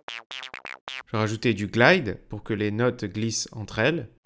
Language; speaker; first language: French; native; French